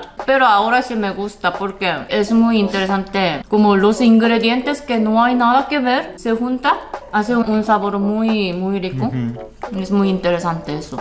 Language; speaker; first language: Spanish; non-native, fluent; Korean